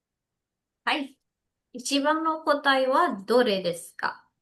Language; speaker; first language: Japanese; non-native, learner; Indonesian